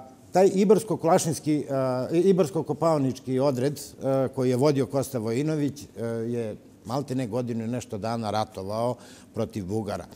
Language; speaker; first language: Serbian; native; Serbian